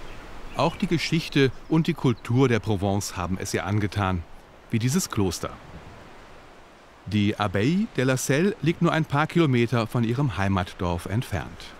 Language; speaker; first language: German; native; German